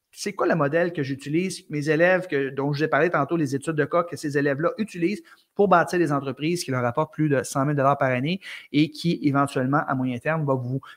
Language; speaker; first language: French; native; French